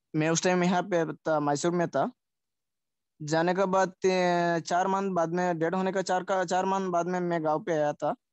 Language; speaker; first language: Hindi; non-native, local second language; Sylheti